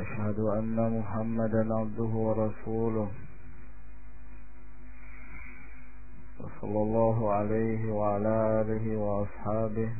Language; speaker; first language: Arabic; non-native, fluent; Indonesian